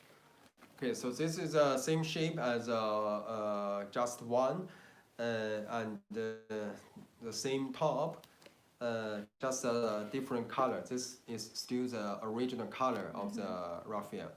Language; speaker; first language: English; non-native, learner; Chinese